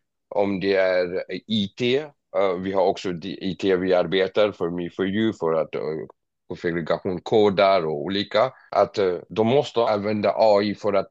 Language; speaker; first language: Swedish; non-native, fluent; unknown